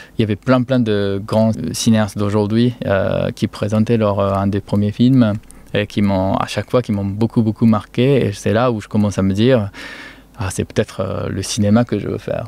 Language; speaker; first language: French; non-native, fluent; Japanese